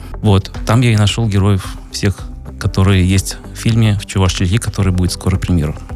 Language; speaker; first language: Russian; native; Russian